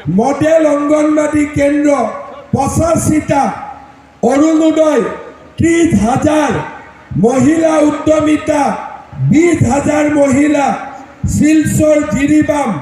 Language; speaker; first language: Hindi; non-native, local second language; Assamese